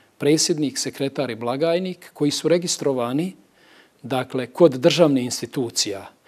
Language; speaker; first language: Bosnian; native; Bosnian